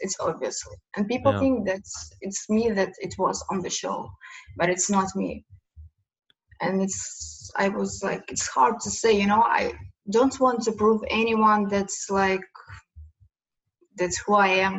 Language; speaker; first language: English; non-native, learner; Ukrainian